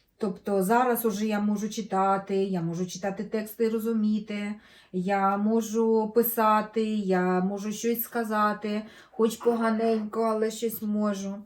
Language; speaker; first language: Ukrainian; non-native, local second language; Russian